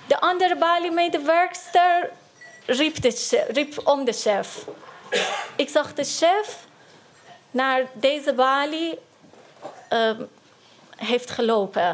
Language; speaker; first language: Dutch; non-native, learner; Persian